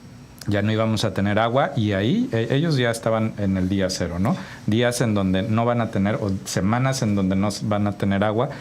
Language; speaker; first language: Spanish; native; Spanish